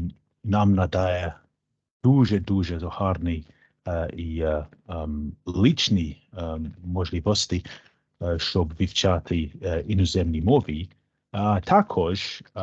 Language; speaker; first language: Ukrainian; non-native, learner; English